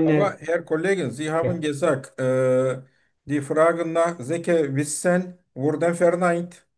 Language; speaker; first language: German; non-native, learner; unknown